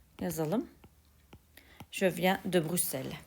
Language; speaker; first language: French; non-native, fluent; Turkish